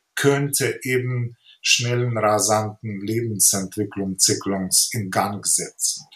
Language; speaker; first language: German; non-native, fluent; Ukrainian